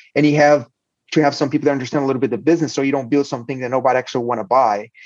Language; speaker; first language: English; non-native, fluent; Portuguese